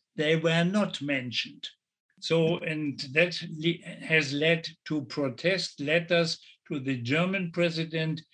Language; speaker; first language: English; non-native, fluent; German